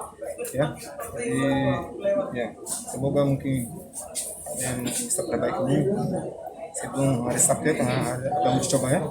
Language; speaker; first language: Indonesian; non-native, fluent; Portuguese